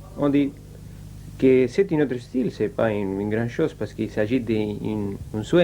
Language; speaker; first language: French; non-native, learner; Spanish